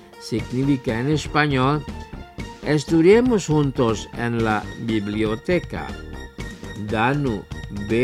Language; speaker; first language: Spanish; non-native, fluent; Indonesian